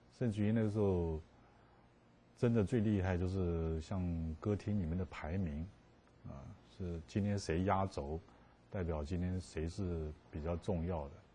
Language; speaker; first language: Chinese; native; Chinese